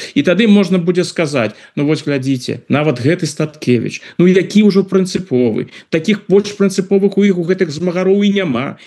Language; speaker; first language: Belarusian; non-native, local second language; Russian